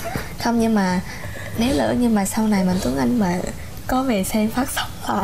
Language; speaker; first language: Vietnamese; native; Vietnamese